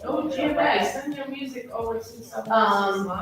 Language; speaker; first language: English; native; English